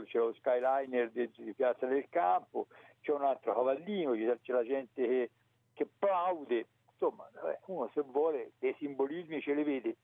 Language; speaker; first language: Italian; native; Italian